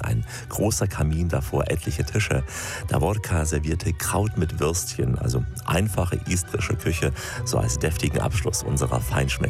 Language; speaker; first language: German; native; German